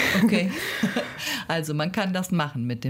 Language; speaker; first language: German; native; German